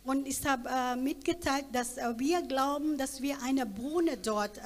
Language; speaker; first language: German; non-native, learner; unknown